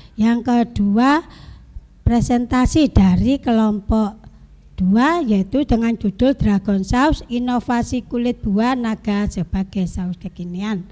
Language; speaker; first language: Indonesian; native; Indonesian